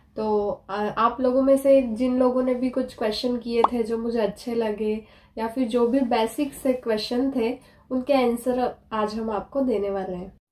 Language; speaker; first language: Hindi; native; Hindi